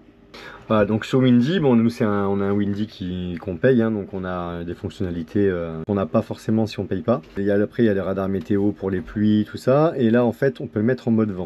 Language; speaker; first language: French; native; French